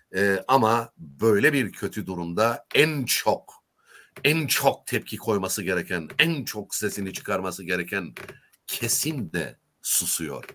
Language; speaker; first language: Turkish; native; Turkish